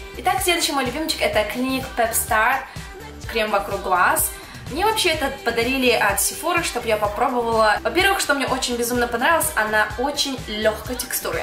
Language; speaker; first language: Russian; early bilingual, heritage; Russian